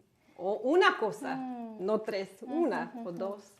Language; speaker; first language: Spanish; non-native, learner; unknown